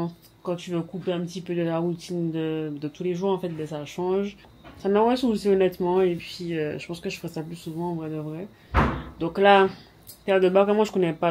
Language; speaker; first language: French; native; French